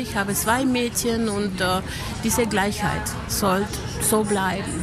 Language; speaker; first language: German; non-native, fluent; Spanish